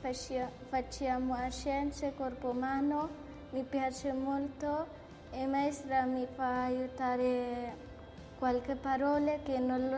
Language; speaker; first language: Italian; non-native, learner; Bangla